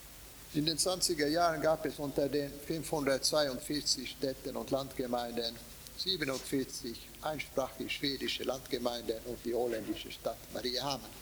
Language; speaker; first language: German; non-native, fluent; Swedish